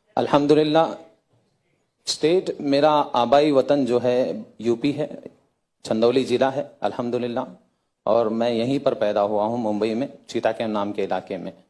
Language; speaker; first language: Hindi; native; Hindi